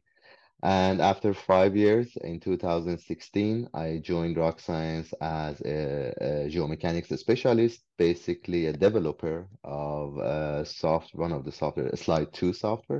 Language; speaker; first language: English; non-native, fluent; Persian